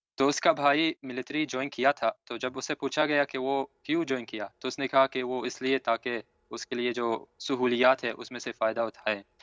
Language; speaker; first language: Urdu; early bilingual, heritage; Urdu